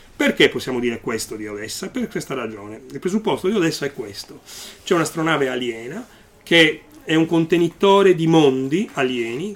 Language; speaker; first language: Italian; native; Italian